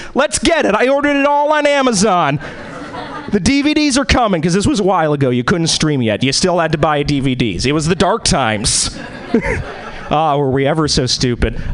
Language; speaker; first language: English; native; English